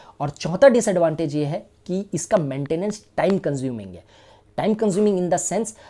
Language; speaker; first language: Hindi; native; Hindi